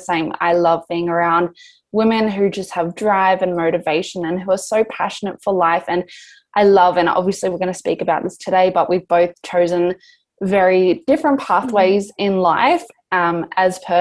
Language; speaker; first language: English; native; English